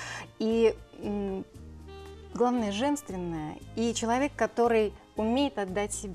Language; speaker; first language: Russian; native; Russian